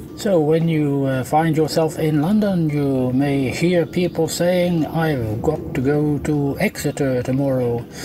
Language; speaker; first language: English; native; English